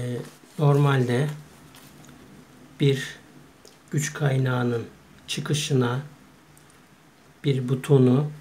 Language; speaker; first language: Turkish; native; Turkish